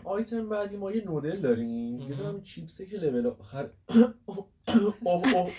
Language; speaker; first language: Persian; native; Persian